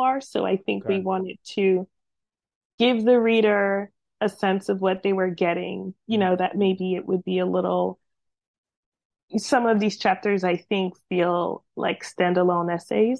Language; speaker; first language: English; non-native, fluent; French